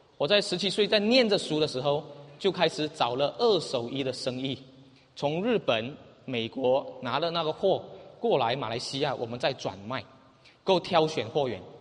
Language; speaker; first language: Chinese; native; Chinese